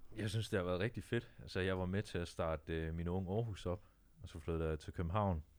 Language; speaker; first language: Danish; native; Danish